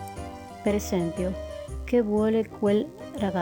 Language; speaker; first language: Italian; non-native, learner; Spanish